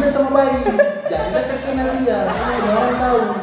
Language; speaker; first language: Indonesian; native; Indonesian